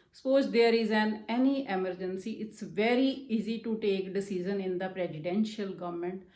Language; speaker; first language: English; non-native, local second language; Punjabi